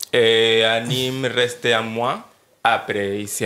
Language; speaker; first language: French; non-native, learner; Spanish